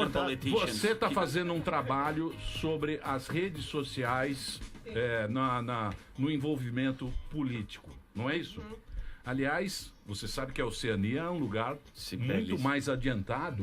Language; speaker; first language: Portuguese; native; Portuguese